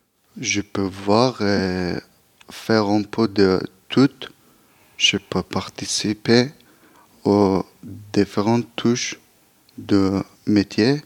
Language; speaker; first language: French; non-native, learner; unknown